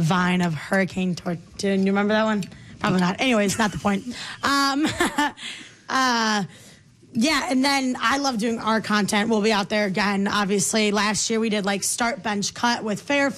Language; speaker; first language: English; native; English